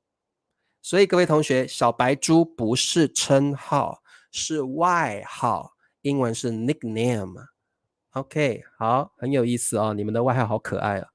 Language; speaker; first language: Chinese; native; Chinese